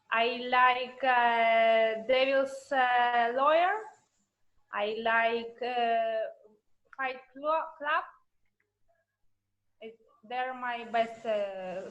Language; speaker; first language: English; non-native, learner; Russian